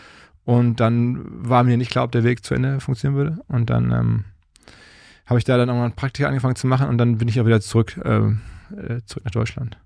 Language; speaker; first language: German; native; German